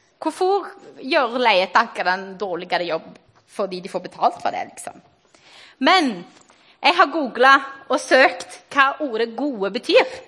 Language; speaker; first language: Norwegian; non-native, fluent; Portuguese